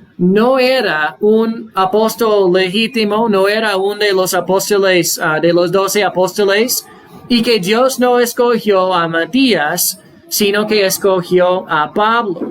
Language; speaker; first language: Spanish; non-native, fluent; English